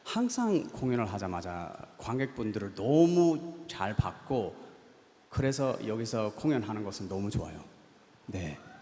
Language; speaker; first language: Korean; early bilingual, heritage; English